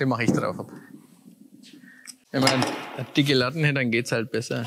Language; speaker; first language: German; native; German